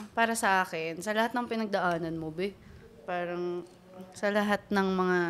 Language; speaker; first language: Filipino; native; Filipino